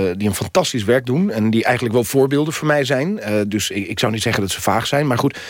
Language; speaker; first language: Dutch; non-native, fluent; Spanish